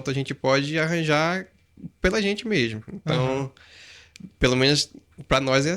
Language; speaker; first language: Portuguese; native; Portuguese